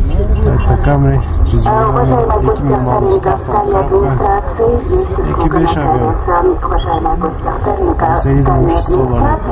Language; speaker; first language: Russian; non-native, local second language; Kyrgyz